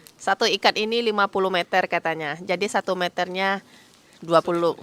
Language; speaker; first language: Indonesian; native; Indonesian